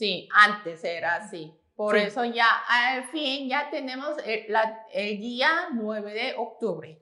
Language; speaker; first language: Spanish; non-native, fluent; Korean